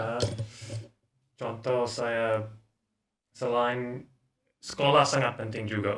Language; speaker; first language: Indonesian; non-native, learner; English